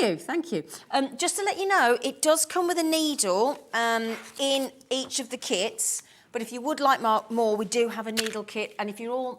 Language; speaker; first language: English; native; English